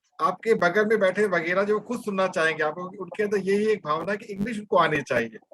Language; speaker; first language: Hindi; native; Hindi